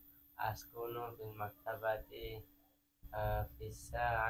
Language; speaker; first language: Arabic; non-native, learner; Indonesian